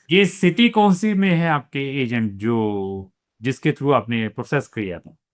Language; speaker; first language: Hindi; non-native, local second language; Punjabi